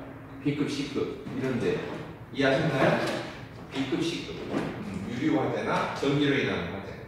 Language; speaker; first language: Korean; native; Korean